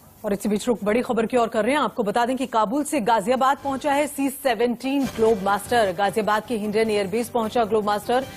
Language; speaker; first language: Hindi; native; Hindi